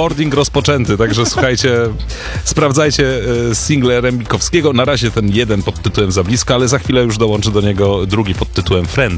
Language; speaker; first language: Polish; native; Polish